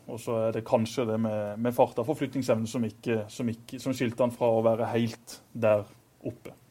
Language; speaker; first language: Norwegian; native; Norwegian